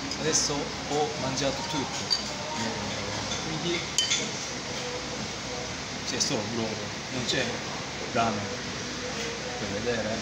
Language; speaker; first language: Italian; non-native, learner; Japanese